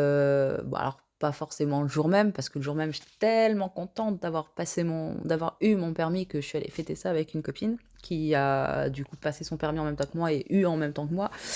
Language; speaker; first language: French; native; French